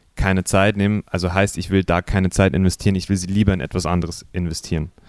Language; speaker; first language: German; native; German